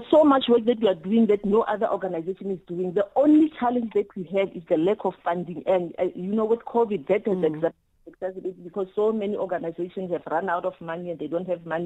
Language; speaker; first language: English; non-native, local second language; Tswana